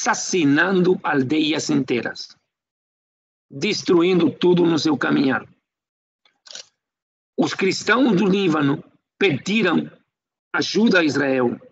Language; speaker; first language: Portuguese; non-native, fluent; Spanish